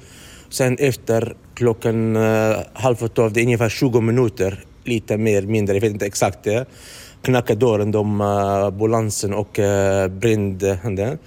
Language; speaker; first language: Swedish; non-native, learner; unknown